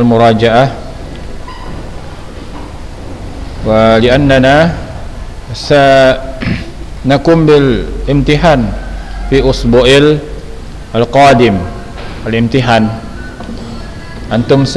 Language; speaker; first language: Arabic; non-native, fluent; Indonesian